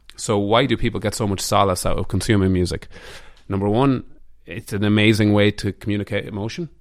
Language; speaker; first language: English; native; English